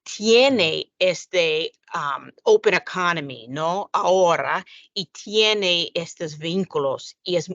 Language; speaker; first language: Spanish; non-native, fluent; English